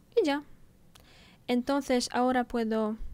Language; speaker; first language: Spanish; non-native, fluent; Polish